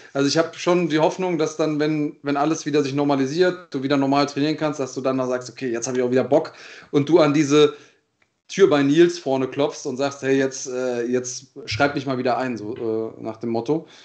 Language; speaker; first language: German; native; German